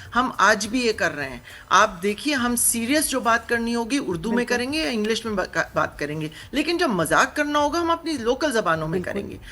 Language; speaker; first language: Urdu; native; Urdu